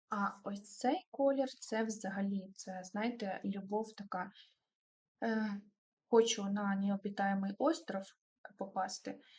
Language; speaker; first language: Ukrainian; non-native, local second language; Russian